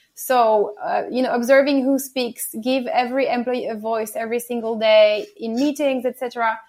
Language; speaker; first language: English; non-native, fluent; French